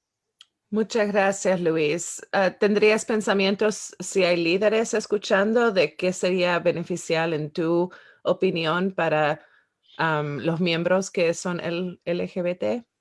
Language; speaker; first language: Spanish; non-native, fluent; English